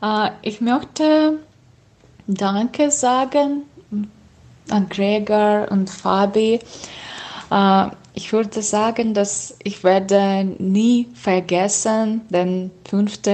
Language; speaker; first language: German; non-native, learner; Russian